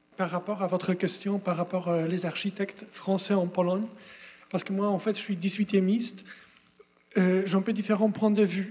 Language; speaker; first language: French; non-native, fluent; Polish